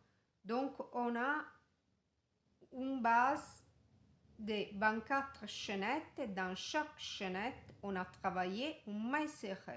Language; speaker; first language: French; non-native, fluent; Italian